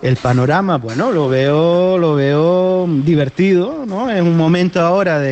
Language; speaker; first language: Spanish; native; Spanish